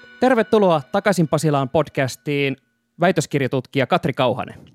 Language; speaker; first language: Finnish; native; Finnish